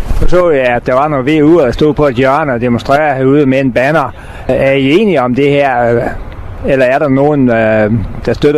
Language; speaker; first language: Danish; native; Danish